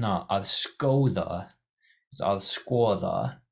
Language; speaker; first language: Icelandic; non-native, learner; English